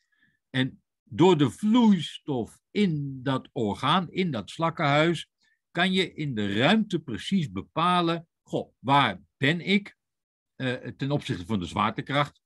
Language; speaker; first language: Dutch; native; Dutch